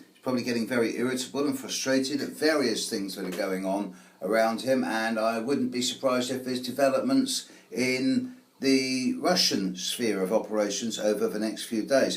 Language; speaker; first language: English; native; English